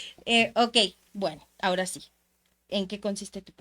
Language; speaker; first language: Spanish; native; Spanish